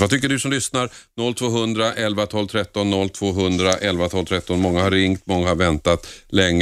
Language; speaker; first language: Swedish; native; Swedish